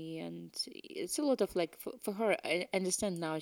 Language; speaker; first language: English; non-native, fluent; Ukrainian